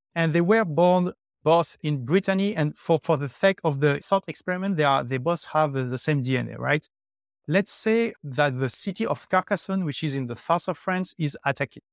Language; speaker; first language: English; non-native, fluent; French